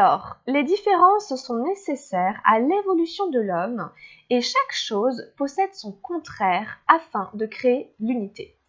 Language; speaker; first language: French; native; French